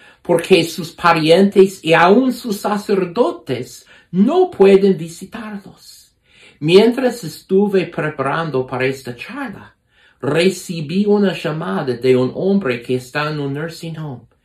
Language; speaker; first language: Spanish; non-native, fluent; English